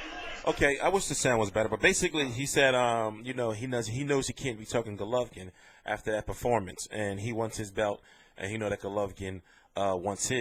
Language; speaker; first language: English; native; English